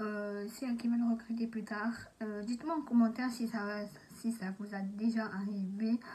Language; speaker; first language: French; native; French